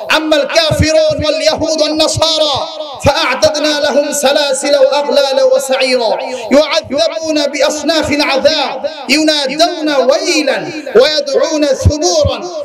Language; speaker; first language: Arabic; non-native, fluent; Bangla